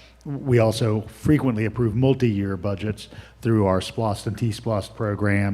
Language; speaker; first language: English; native; English